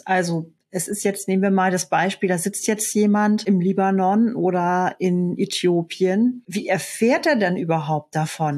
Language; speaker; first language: German; native; German